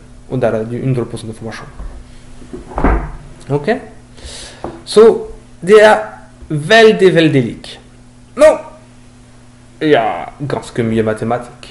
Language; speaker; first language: Norwegian; non-native, fluent; French